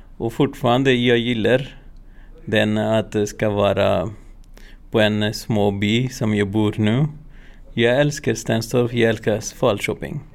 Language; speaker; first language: Swedish; non-native, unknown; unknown